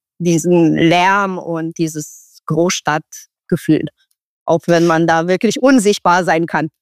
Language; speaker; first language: German; non-native, fluent; Romanian